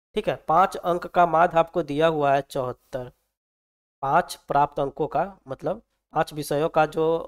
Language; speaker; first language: Hindi; native; Hindi